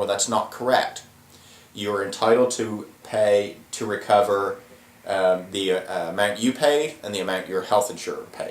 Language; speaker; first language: English; native; English